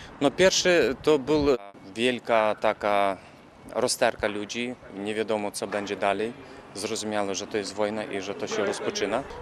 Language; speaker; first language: Polish; early bilingual, heritage; Polish